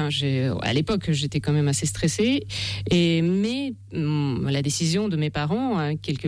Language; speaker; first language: French; non-native, fluent; Russian